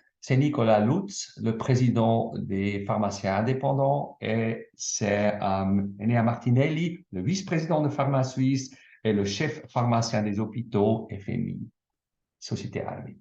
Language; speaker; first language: French; non-native, local second language; German